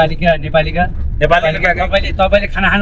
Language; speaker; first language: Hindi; non-native, learner; Nepali